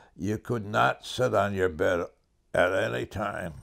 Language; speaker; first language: English; native; English